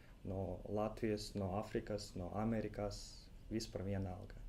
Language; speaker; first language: Latvian; non-native, local second language; Russian